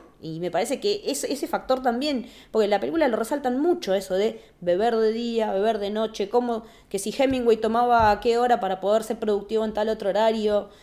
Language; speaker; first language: Spanish; native; Spanish